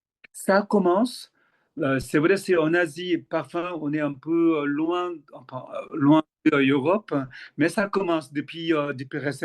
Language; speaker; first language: French; non-native, fluent; Korean